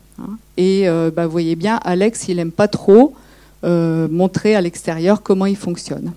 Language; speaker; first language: French; native; French